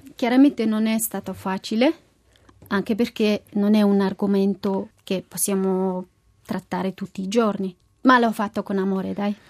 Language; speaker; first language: Italian; non-native, fluent; Mongolian